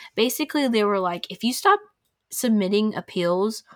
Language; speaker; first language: English; native; English